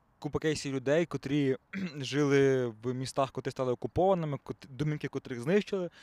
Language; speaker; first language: Ukrainian; native; Ukrainian